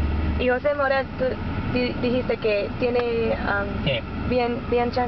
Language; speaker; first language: Spanish; non-native, learner; English